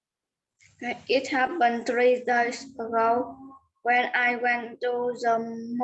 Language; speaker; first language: English; non-native, learner; Vietnamese